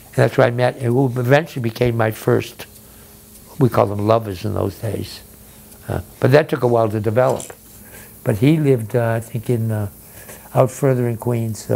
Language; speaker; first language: English; native; English